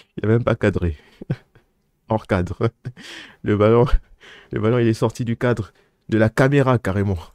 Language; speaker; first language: French; native; French